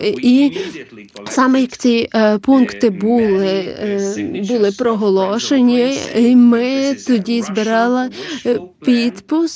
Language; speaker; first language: Ukrainian; non-native, learner; Lithuanian